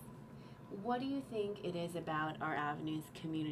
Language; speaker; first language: English; native; English